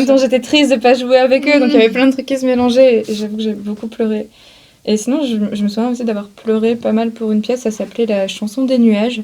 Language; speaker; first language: French; native; French